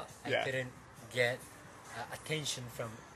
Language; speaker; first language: English; non-native, fluent; Japanese